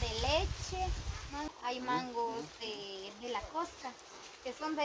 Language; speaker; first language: Spanish; native; Spanish